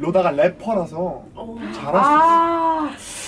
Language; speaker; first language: Korean; native; Korean